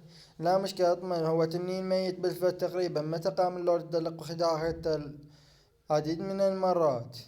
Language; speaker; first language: Arabic; native; Arabic